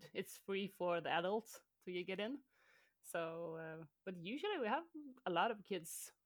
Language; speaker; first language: English; non-native, fluent; Swedish